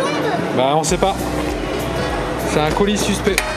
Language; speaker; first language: French; native; French